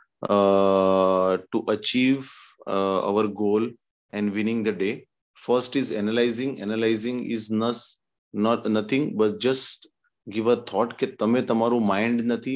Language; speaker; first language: English; non-native, local second language; Gujarati